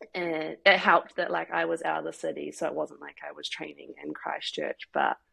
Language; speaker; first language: English; native; English